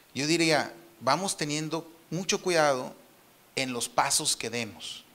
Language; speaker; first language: Spanish; native; Spanish